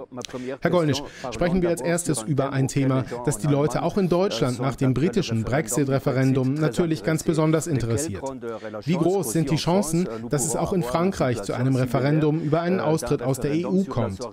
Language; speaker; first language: German; native; German